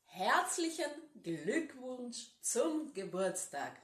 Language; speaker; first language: German; non-native, fluent; Ukrainian